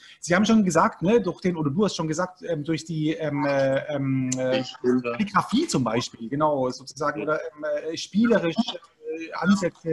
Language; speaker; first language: German; native; German